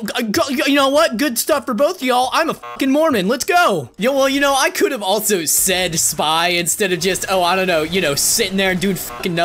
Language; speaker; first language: English; native; English